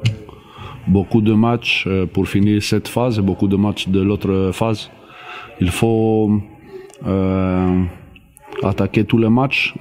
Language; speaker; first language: French; non-native, learner; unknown